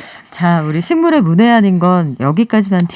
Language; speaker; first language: Korean; native; Korean